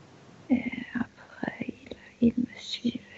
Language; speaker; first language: French; non-native, fluent; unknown